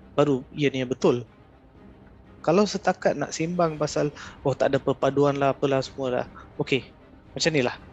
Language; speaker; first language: Malay; non-native, local second language; Tamil